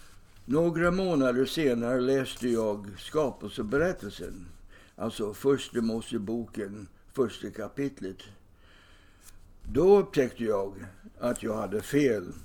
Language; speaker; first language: Swedish; non-native, fluent; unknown